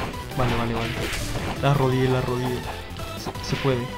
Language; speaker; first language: Spanish; native; Spanish